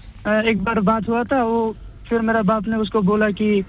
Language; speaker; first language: Hindi; non-native, fluent; Bangla